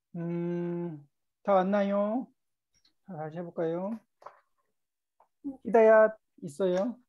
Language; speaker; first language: Korean; native; Korean